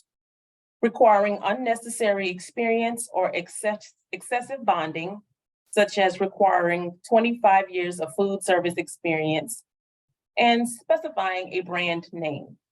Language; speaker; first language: English; native; English